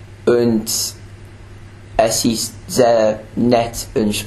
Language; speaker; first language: German; non-native, learner; English